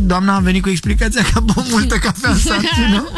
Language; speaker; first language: Romanian; native; Romanian